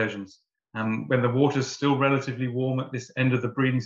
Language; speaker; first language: English; native; English